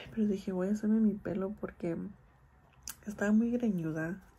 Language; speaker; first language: Spanish; early bilingual, heritage; Spanish